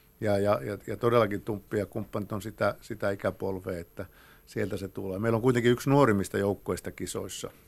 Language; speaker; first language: Finnish; native; Finnish